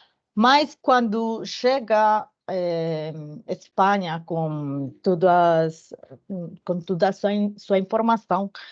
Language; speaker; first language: Portuguese; non-native, learner; Spanish